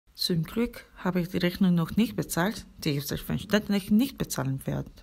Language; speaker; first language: German; non-native, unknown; Korean